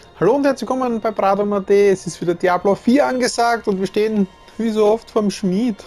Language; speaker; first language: German; native; German